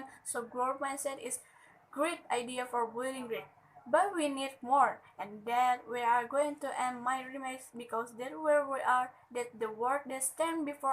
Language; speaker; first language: English; non-native, learner; Indonesian